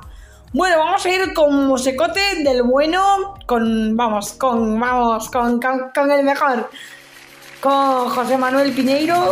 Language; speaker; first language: Spanish; native; Spanish